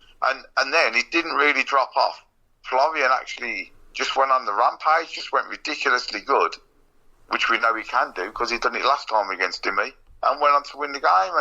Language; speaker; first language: English; native; English